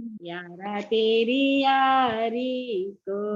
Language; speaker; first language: Hindi; native; Hindi